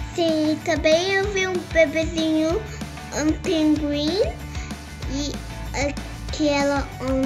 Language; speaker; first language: Portuguese; early bilingual, heritage; Portuguese